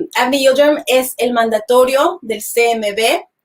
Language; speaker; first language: Spanish; early bilingual, heritage; Spanish